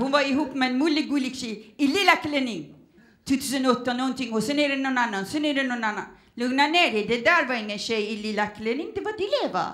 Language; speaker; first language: Swedish; non-native, fluent; Persian